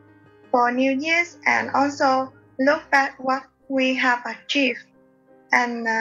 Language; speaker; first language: English; non-native, learner; Vietnamese